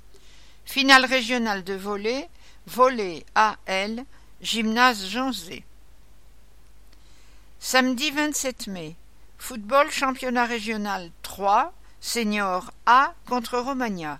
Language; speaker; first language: French; native; French